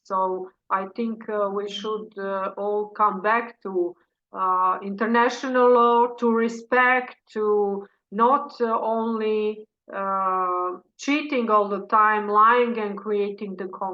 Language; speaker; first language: English; non-native, fluent; Serbian